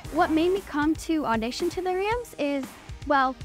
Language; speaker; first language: English; native; English